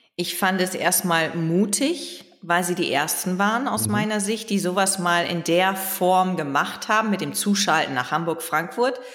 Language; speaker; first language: German; native; German